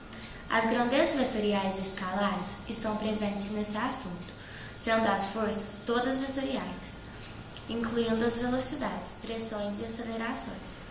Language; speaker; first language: Portuguese; native; Portuguese